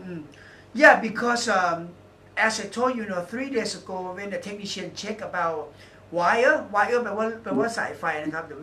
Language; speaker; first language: English; non-native, learner; Thai